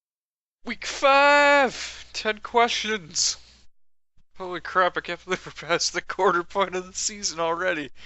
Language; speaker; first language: English; native; English